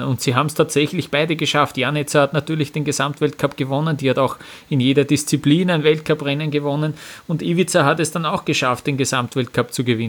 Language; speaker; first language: German; native; German